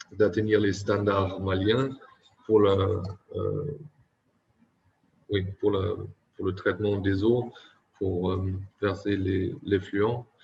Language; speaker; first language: French; non-native, fluent; German